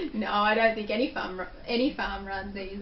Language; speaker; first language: English; native; English